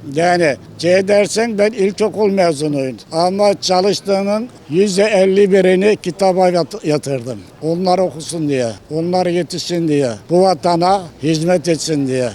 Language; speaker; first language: Turkish; native; Turkish